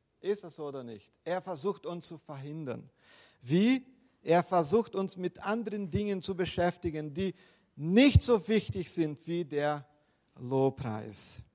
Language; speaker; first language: German; non-native, fluent; Portuguese